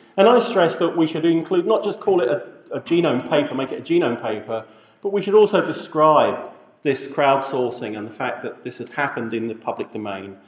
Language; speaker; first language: English; native; English